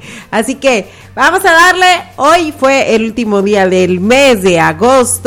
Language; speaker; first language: Spanish; native; Spanish